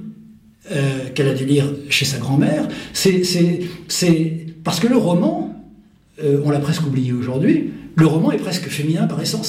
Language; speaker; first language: French; native; French